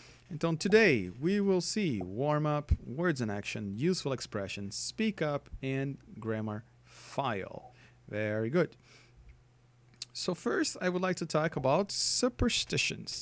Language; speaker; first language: English; non-native, fluent; Portuguese